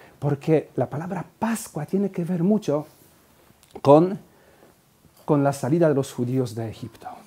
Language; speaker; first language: Spanish; non-native, fluent; Polish